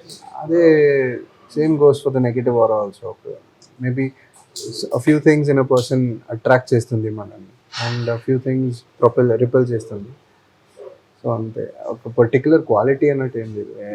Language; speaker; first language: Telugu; non-native, fluent; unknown